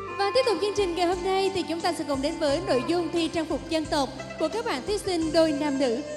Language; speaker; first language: Vietnamese; native; Vietnamese